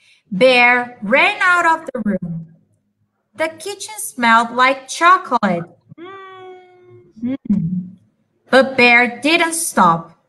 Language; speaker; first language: English; non-native, fluent; Portuguese